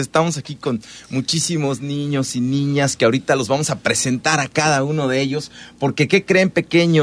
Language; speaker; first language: Spanish; native; Spanish